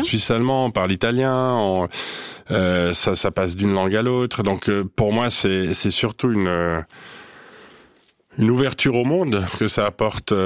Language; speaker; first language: French; non-native, local second language; Swiss German